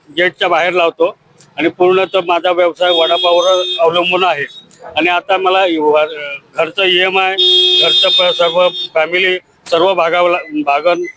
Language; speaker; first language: Marathi; native; Marathi